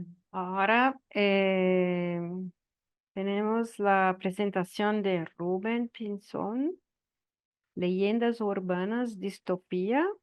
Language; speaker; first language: Spanish; non-native, learner; Portuguese